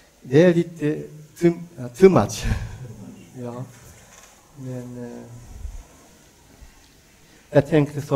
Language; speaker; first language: Swedish; non-native, learner; Japanese